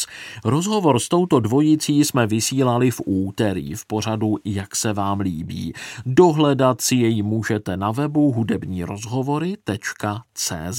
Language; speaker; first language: Czech; native; Czech